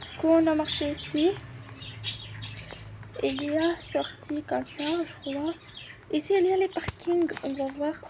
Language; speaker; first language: French; non-native, learner; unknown